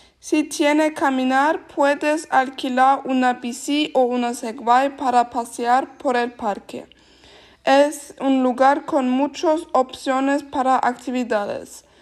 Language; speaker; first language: Spanish; non-native, learner; German